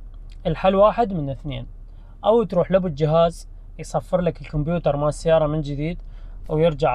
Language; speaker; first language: Arabic; native; Arabic